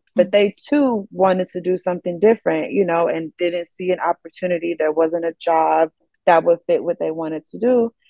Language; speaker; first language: English; native; English